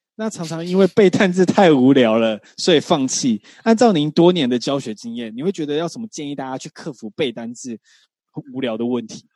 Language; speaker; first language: Chinese; native; Chinese